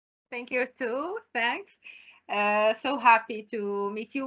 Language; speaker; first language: English; non-native, fluent; Arabic